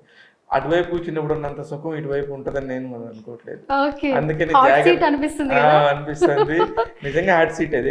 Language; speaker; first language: Telugu; native; Telugu